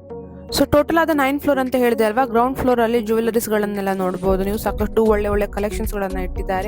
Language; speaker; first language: Kannada; native; Kannada